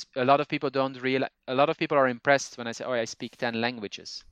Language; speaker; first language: English; non-native, fluent; Dutch